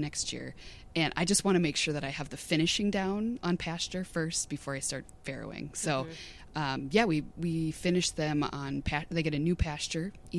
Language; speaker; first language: English; native; English